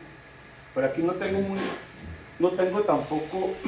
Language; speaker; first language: Spanish; native; Spanish